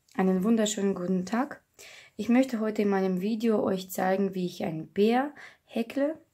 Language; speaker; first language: German; non-native, fluent; Russian